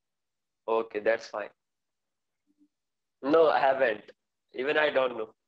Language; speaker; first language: English; non-native, learner; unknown